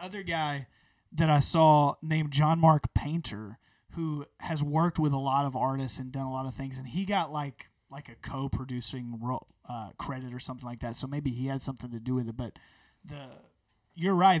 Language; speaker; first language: English; native; English